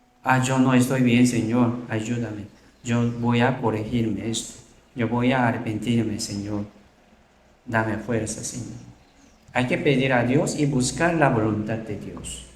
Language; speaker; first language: Spanish; non-native, learner; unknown